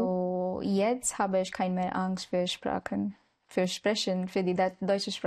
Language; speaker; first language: German; non-native, learner; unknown